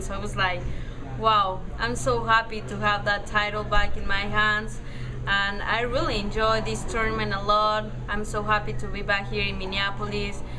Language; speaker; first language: English; non-native, fluent; Spanish